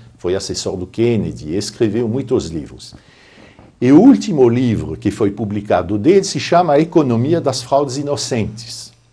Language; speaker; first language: Portuguese; non-native, fluent; French